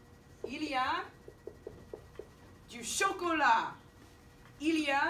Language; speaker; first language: French; non-native, fluent; English